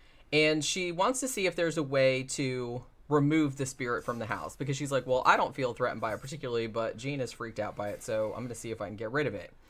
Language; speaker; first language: English; native; English